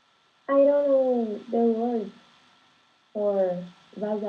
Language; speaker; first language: English; non-native, learner; Portuguese